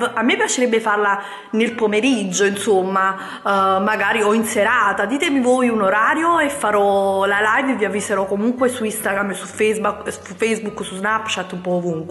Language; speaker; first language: Italian; native; Italian